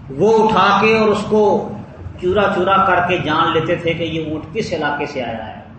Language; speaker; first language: Urdu; non-native, local second language; Punjabi